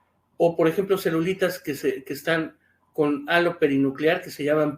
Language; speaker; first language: Spanish; native; Spanish